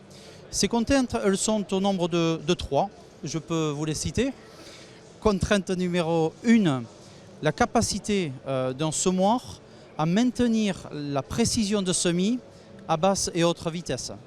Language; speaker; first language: French; native; French